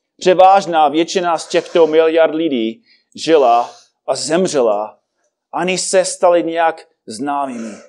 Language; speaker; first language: Czech; non-native, fluent; English